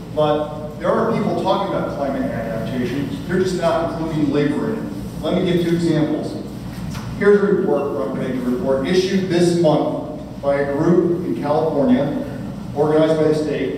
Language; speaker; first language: English; native; English